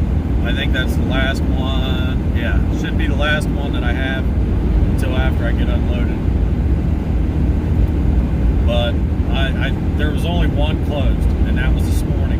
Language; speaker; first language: English; native; English